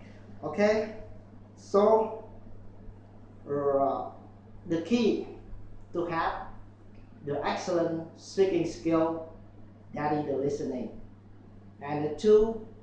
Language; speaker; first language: English; non-native, learner; Vietnamese